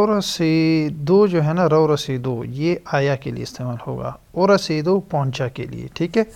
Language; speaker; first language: Urdu; non-native, local second language; Pashto